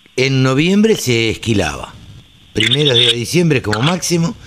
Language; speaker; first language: Spanish; native; Spanish